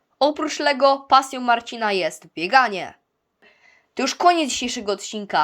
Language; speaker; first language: Polish; native; Polish